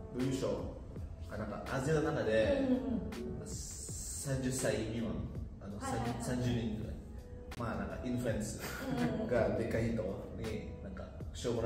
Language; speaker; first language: Japanese; non-native, fluent; Indonesian